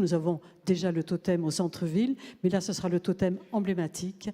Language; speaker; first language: French; native; French